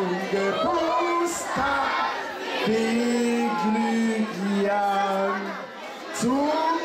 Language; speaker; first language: German; non-native, learner; French